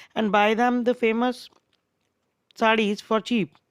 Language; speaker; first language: English; non-native, local second language; Punjabi